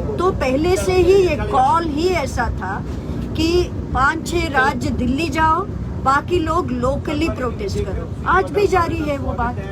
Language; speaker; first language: Hindi; non-native, local second language; Telugu